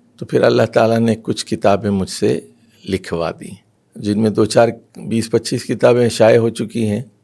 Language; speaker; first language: Urdu; native; Urdu